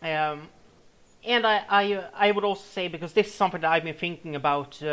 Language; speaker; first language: English; non-native, fluent; Swedish